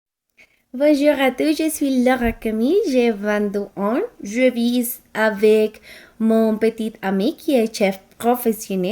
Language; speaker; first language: French; non-native, learner; Spanish